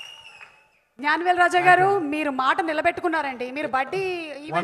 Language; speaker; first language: Telugu; native; Telugu